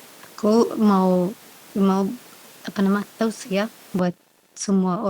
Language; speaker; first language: Indonesian; non-native, learner; Arabic